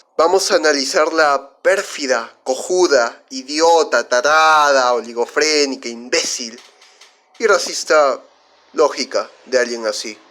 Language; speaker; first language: Spanish; native; Spanish